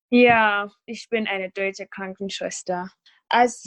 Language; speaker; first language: German; non-native, fluent; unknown